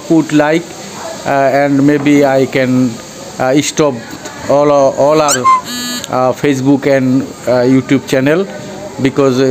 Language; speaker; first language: English; non-native, learner; Bangla